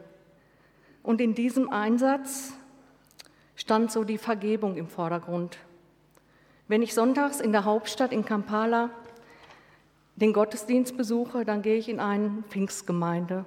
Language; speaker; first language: German; native; German